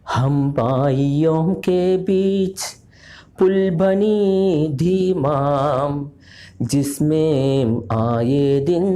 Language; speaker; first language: Hindi; non-native, local second language; Malayalam